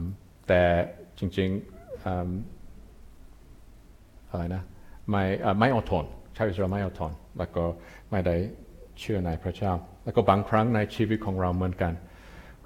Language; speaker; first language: Thai; non-native, fluent; English